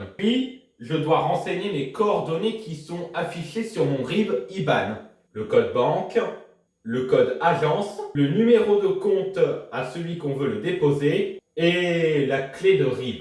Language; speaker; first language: French; native; French